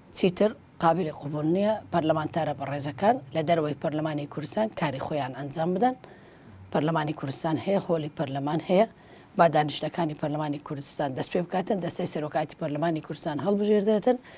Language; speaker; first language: Central Kurdish; non-native, local second language; Turkish